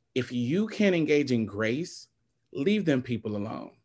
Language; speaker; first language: English; native; English